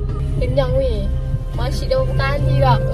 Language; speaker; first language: Malay; native; Malay